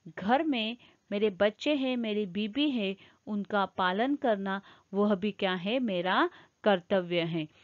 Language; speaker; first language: Hindi; non-native, local second language; Marathi